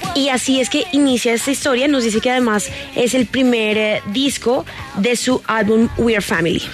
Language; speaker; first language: Spanish; native; Spanish